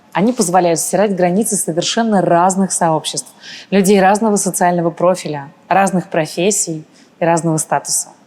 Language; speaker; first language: Russian; early bilingual, other home language; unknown